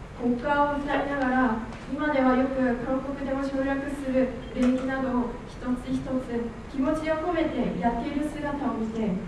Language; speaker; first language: Japanese; non-native, fluent; Korean